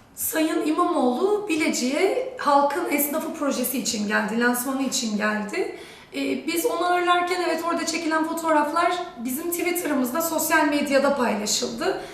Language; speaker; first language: Turkish; native; Turkish